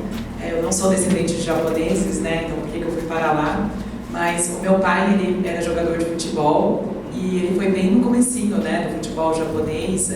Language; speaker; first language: Portuguese; native; Portuguese